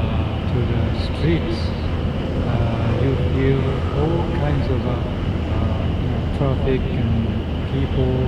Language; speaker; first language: English; non-native, fluent; Japanese